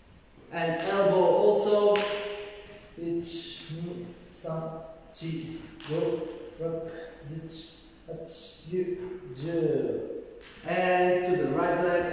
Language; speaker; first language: English; non-native, learner; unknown